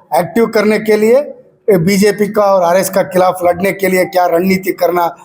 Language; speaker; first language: Hindi; non-native, local second language; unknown